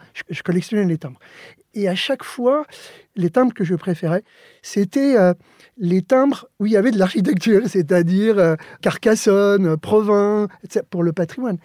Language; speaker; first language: French; early bilingual, other home language; Spanish